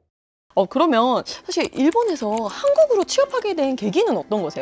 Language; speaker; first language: Korean; native; Korean